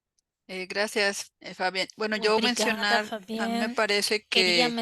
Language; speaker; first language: Spanish; native; Spanish